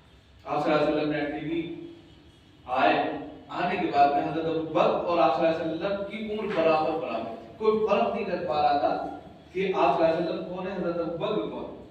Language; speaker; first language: Urdu; native; Urdu